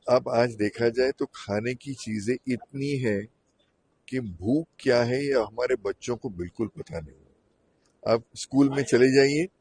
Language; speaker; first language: Hindi; non-native, local second language; Marathi